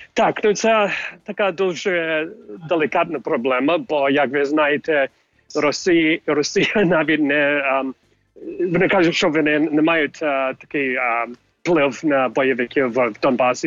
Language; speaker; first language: Ukrainian; early bilingual, heritage; English